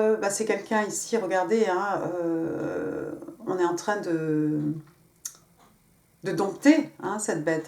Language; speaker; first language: French; native; French